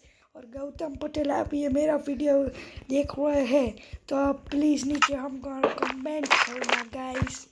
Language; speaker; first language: Hindi; non-native, local second language; Gujarati